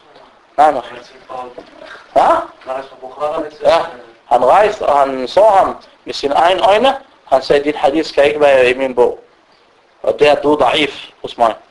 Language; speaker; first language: Danish; non-native, fluent; Arabic